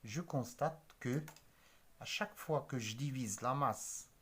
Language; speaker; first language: French; non-native, local second language; Arabic